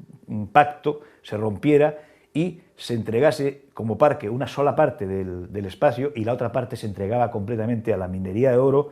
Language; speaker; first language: Spanish; native; Spanish